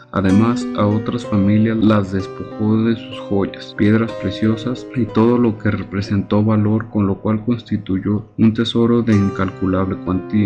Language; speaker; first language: Spanish; native; Spanish